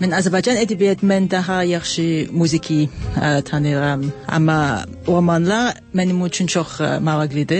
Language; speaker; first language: Azerbaijani; non-native, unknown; English